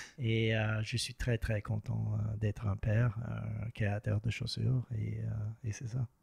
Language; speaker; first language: French; non-native, local second language; English